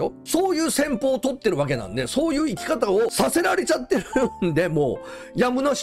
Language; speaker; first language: Japanese; native; Japanese